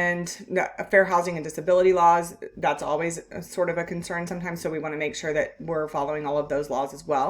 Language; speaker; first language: English; native; English